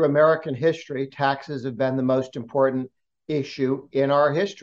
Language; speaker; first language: English; native; English